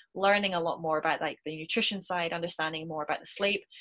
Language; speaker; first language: English; native; English